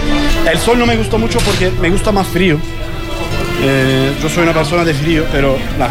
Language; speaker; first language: Spanish; non-native, learner; Turkish